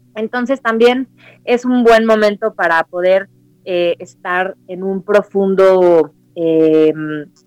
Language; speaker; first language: Spanish; native; Spanish